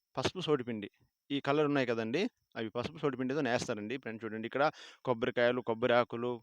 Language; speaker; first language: Telugu; native; Telugu